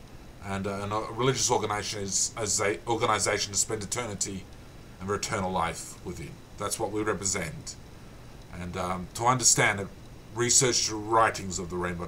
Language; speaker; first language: English; native; English